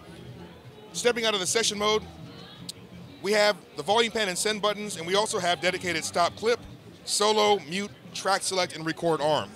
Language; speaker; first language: English; native; English